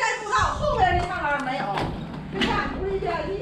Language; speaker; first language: Chinese; native; Chinese